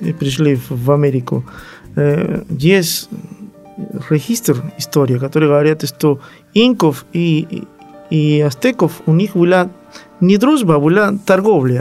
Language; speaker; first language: Russian; non-native, learner; Spanish